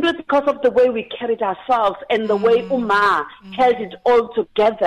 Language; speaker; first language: English; non-native, local second language; Zulu